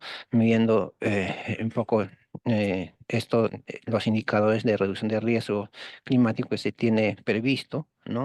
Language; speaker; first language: Spanish; native; Spanish